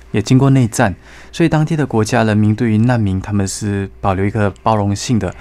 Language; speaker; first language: Chinese; native; Chinese